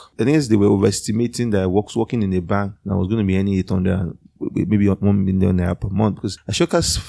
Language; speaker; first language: English; non-native, local second language; Yoruba